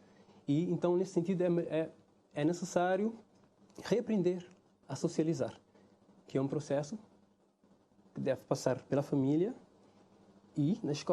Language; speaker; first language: Portuguese; non-native, local second language; Kabuverdianu